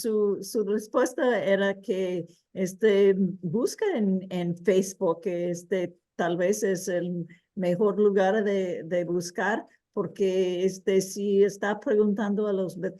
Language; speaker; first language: Spanish; early bilingual, heritage; Spanish